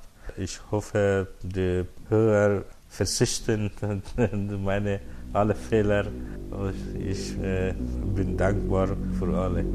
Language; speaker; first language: German; non-native, learner; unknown